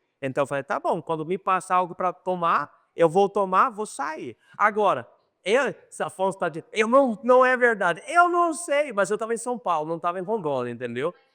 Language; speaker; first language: Portuguese; non-native, fluent; English